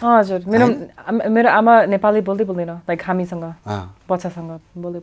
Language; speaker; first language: Nepali; early bilingual, heritage; English